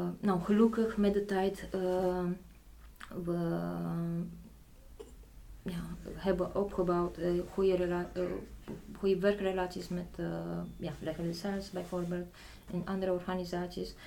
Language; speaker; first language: Dutch; non-native, fluent; Polish